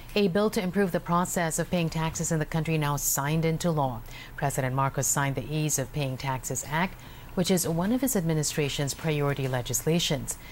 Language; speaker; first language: English; non-native, local second language; Filipino